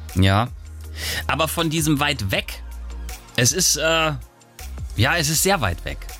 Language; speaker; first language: German; native; German